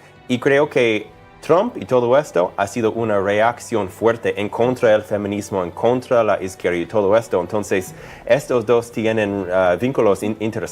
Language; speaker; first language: Spanish; non-native, fluent; English